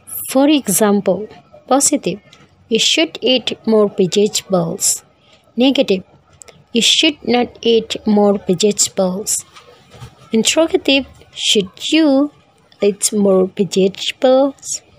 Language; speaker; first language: English; non-native, learner; Indonesian